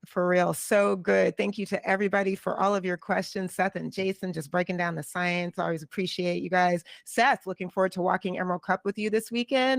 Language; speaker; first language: English; native; English